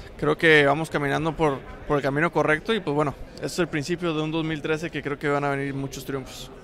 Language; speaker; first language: Spanish; native; Spanish